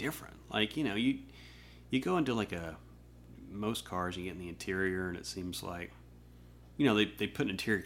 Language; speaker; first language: English; native; English